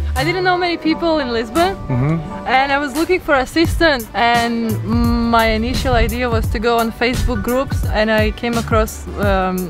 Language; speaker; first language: English; non-native, fluent; Latvian